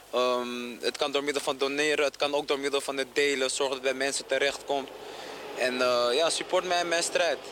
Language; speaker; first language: Dutch; native; Dutch